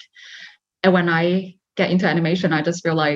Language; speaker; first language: English; non-native, local second language; Cantonese